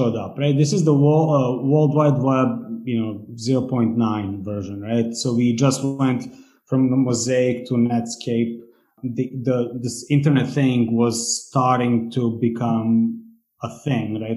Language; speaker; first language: English; non-native, fluent; Serbian